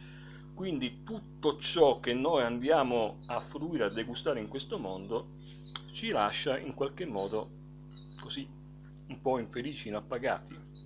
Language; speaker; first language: Italian; native; Italian